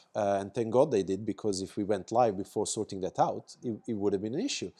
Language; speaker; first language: English; non-native, fluent; Serbian